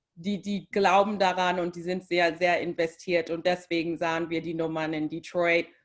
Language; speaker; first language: German; non-native, fluent; English